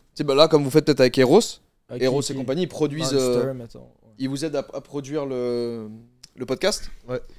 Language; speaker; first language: French; native; French